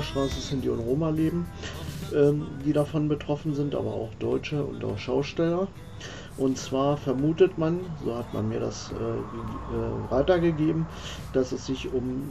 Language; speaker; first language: German; native; German